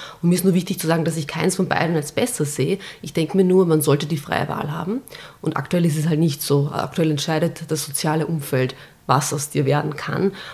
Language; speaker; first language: German; early bilingual, other home language; Bosnian